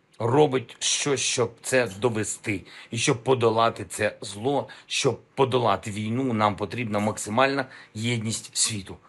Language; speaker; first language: Ukrainian; non-native, local second language; Russian